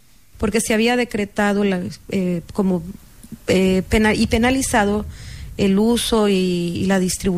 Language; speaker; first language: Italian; non-native, learner; Spanish